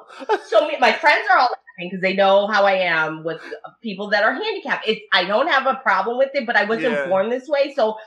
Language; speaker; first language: English; early bilingual, other home language; Italian